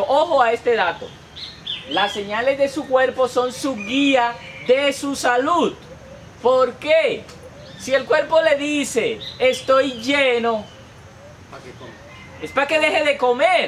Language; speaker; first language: Spanish; native; Spanish